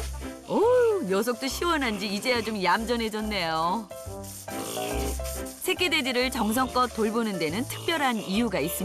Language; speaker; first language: Korean; native; Korean